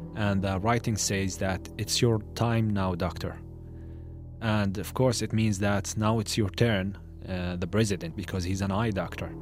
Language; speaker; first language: English; non-native, fluent; Arabic